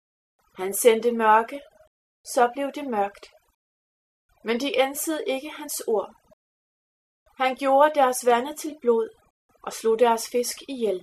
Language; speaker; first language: Danish; native; Danish